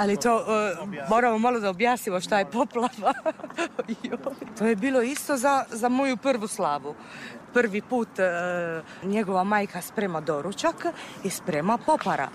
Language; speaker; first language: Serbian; non-native, fluent; Italian